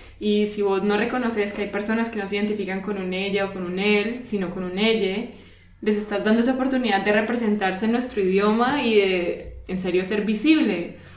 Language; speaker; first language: Spanish; native; Spanish